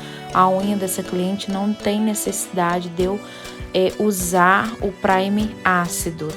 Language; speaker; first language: Portuguese; native; Portuguese